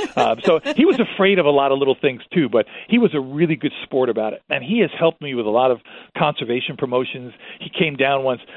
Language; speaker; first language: English; early bilingual, other home language; Spanish